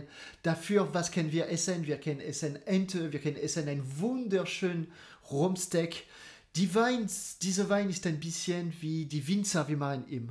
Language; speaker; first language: German; non-native, fluent; French